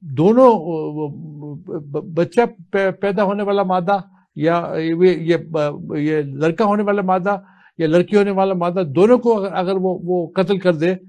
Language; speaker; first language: Urdu; native; Urdu